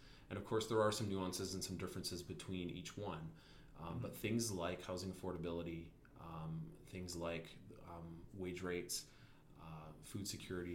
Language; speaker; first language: English; native; English